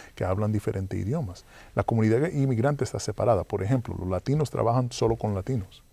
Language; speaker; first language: Spanish; early bilingual, heritage; Spanish